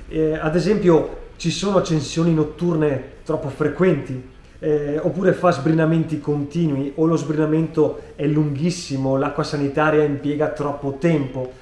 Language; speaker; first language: Italian; native; Italian